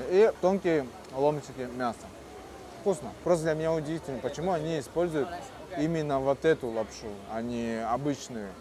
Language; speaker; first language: Russian; native; Russian